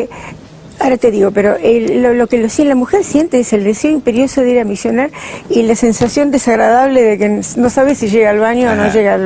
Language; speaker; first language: Spanish; native; Spanish